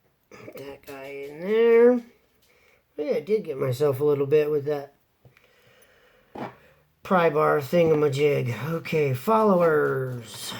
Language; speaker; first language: English; native; English